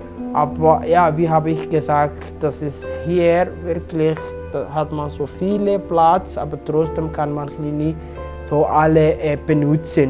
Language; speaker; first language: German; non-native, fluent; Somali